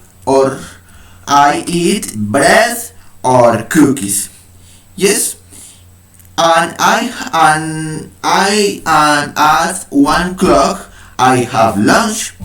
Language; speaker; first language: English; non-native, learner; Spanish